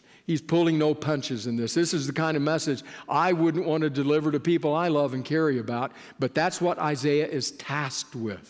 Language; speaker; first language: English; native; English